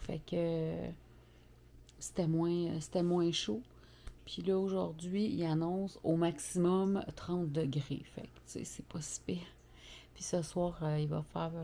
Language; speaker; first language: French; native; French